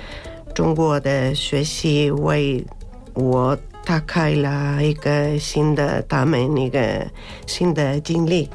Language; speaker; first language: Chinese; non-native, learner; Spanish